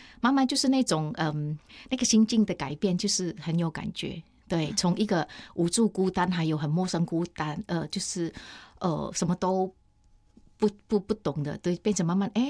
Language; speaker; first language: Chinese; non-native, fluent; Indonesian